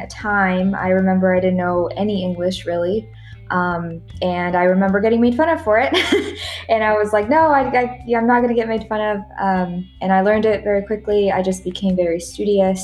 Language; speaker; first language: English; early bilingual, other home language; Spanish